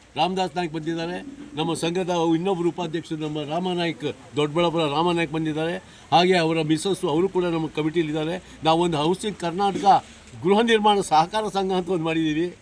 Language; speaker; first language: Kannada; non-native, local second language; Lambadi